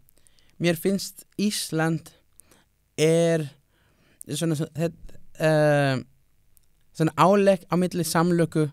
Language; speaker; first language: Icelandic; non-native, learner; Spanish